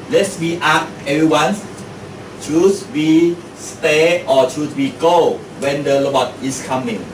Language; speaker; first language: English; non-native, learner; Thai